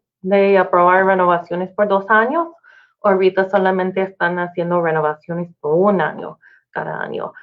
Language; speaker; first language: Spanish; non-native, learner; English